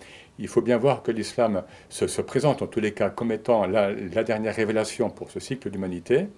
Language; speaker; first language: French; native; French